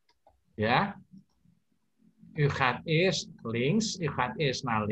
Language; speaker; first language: Dutch; non-native, learner; Indonesian